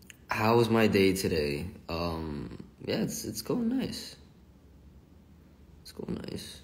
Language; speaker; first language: English; early bilingual, other home language; Korean